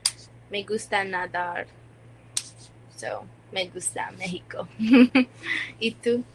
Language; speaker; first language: Spanish; non-native, learner; English